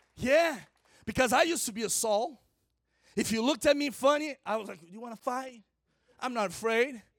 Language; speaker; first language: English; non-native, fluent; Portuguese